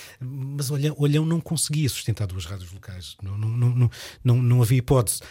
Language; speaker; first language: Portuguese; native; Portuguese